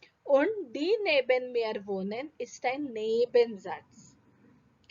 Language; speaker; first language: German; non-native, fluent; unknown